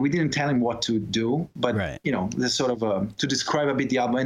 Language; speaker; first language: English; non-native, fluent; Italian